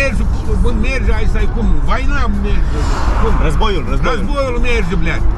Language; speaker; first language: Romanian; non-native, local second language; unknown